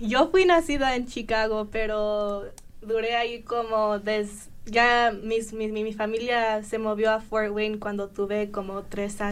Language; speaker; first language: Spanish; early bilingual, heritage; Spanish